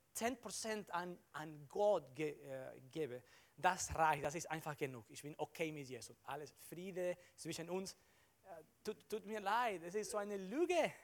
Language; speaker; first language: German; non-native, learner; Spanish